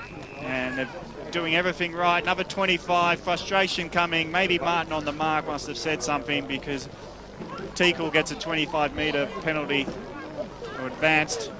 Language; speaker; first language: English; native; English